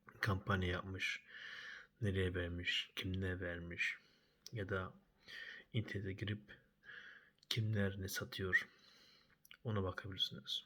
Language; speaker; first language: Turkish; early bilingual, heritage; Turkish